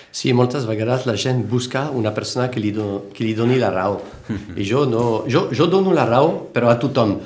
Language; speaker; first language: Catalan; non-native, fluent; French